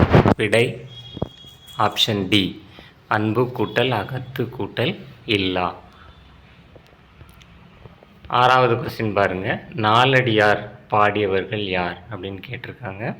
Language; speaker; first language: Tamil; native; Tamil